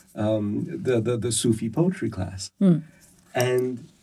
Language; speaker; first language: English; early bilingual, other home language; Persian